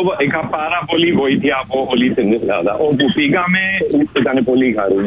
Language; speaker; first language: Greek; non-native, learner; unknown